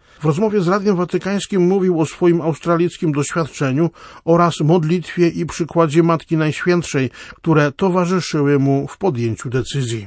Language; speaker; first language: Polish; native; Polish